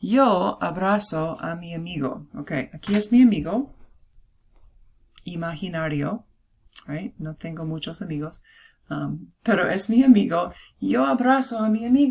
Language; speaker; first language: Spanish; non-native, fluent; English